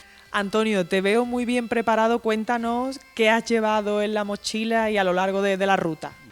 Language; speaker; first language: Spanish; native; Spanish